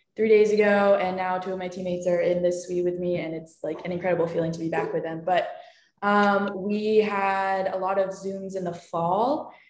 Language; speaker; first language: English; native; English